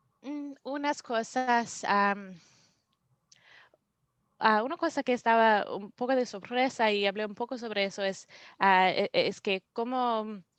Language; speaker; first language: Spanish; non-native, learner; English